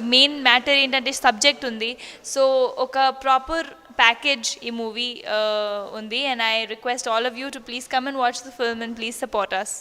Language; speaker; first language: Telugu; non-native, learner; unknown